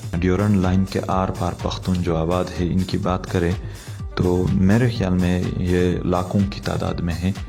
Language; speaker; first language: Urdu; non-native, local second language; Pashto